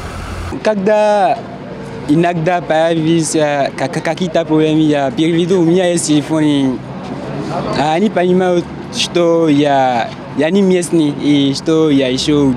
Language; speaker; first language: Russian; non-native, learner; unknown